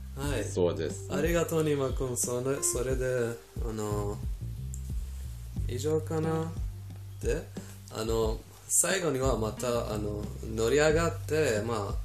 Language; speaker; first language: Japanese; non-native, fluent; Persian